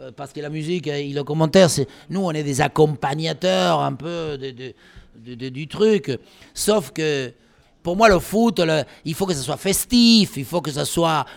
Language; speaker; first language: French; non-native, fluent; Spanish